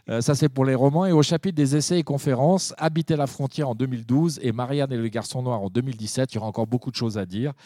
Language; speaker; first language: French; native; French